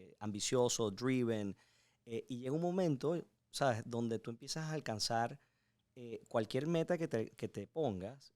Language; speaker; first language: Spanish; native; Spanish